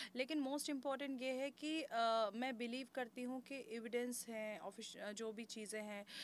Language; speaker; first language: Hindi; native; Hindi